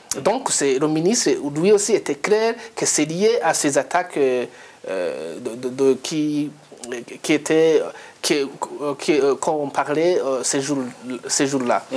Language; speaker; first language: French; non-native, local second language; Rundi